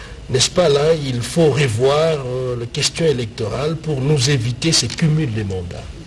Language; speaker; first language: French; non-native, local second language; Lingala